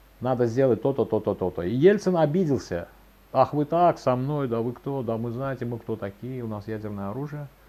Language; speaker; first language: Russian; non-native, local second language; Azerbaijani